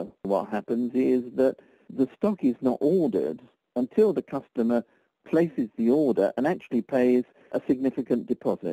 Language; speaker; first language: English; native; English